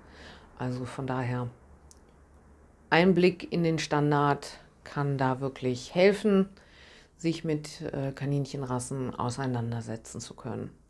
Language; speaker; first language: German; native; German